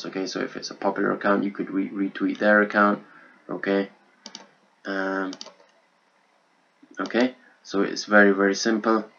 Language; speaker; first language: English; native; English